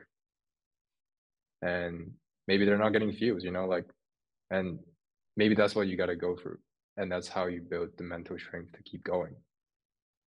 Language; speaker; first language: English; non-native, local second language; Cantonese